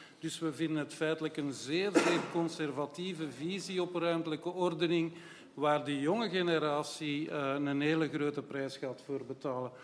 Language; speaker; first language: Dutch; native; Dutch